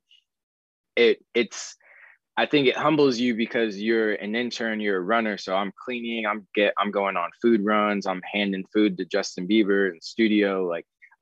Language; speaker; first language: English; native; English